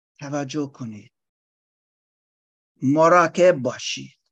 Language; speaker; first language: Persian; non-native, learner; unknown